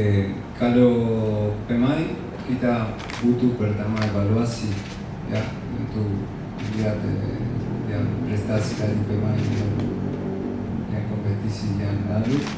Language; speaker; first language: Indonesian; non-native, learner; Spanish